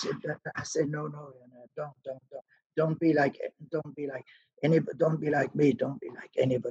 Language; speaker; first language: English; non-native, fluent; French